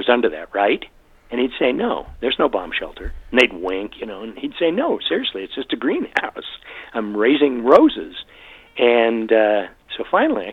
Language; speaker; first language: English; native; English